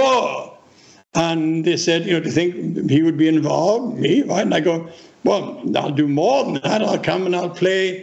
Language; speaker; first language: English; native; English